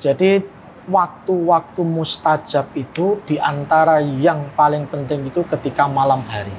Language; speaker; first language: Indonesian; native; Indonesian